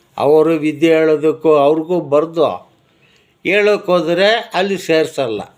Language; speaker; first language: Kannada; non-native, local second language; Telugu